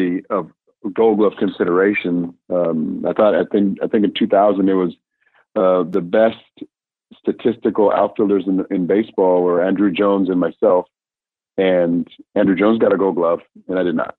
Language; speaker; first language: English; non-native, fluent; Spanish